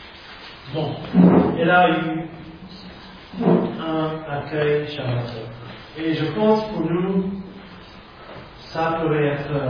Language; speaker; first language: French; non-native, fluent; English